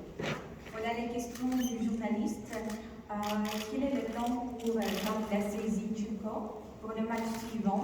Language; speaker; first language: French; non-native, fluent; Ukrainian